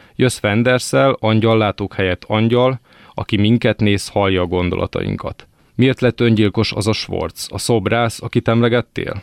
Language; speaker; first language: Hungarian; native; Hungarian